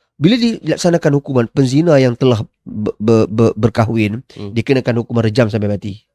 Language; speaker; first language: Malay; native; Malay